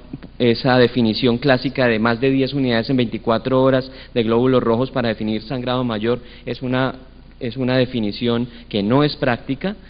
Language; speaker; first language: Spanish; native; Spanish